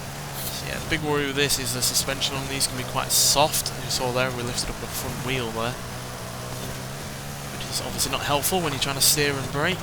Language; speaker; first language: English; native; English